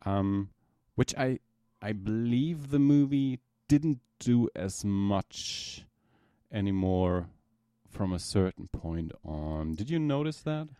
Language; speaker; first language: English; non-native, fluent; German